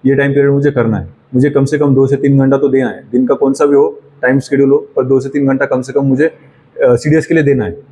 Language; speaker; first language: Hindi; non-native, local second language; Marathi